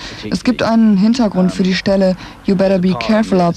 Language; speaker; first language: German; native; German